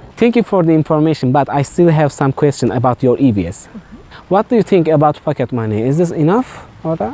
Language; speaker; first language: English; non-native, learner; Turkish